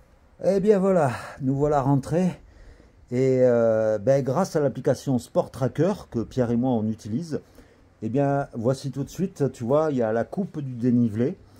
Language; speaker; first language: French; native; French